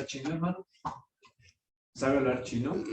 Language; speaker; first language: Spanish; native; Spanish